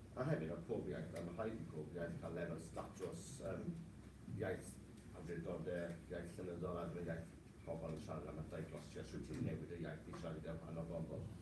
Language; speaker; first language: Welsh; non-native, local second language; English